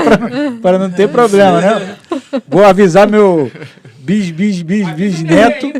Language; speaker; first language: Portuguese; native; Portuguese